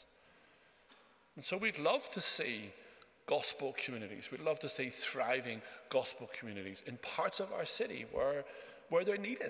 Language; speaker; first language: English; native; English